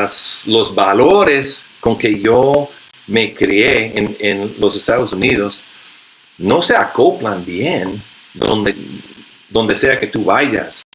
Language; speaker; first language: Spanish; non-native, fluent; English